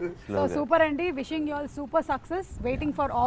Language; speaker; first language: Telugu; native; Telugu